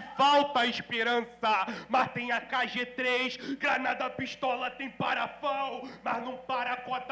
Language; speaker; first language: Portuguese; native; Portuguese